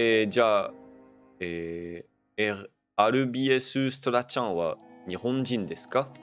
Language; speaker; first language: Japanese; non-native, learner; French